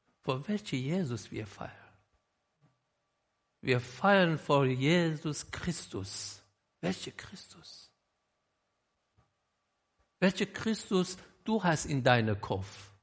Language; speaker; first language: German; non-native, learner; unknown